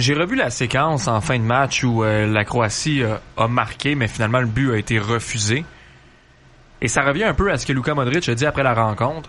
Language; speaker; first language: French; native; French